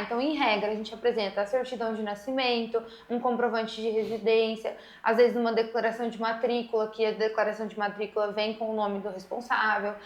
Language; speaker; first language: Portuguese; native; Portuguese